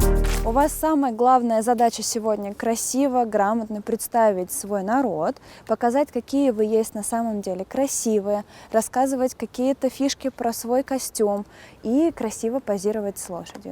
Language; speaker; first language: Russian; native; Russian